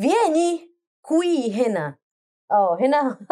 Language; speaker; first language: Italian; non-native, learner; Arabic